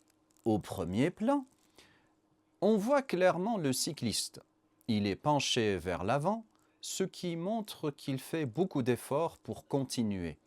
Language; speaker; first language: French; non-native, learner; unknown